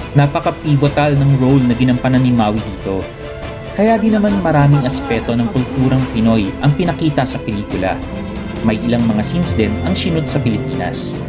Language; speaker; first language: Filipino; native; Filipino